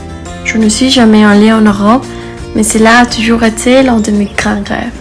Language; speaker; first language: French; non-native, learner; Spanish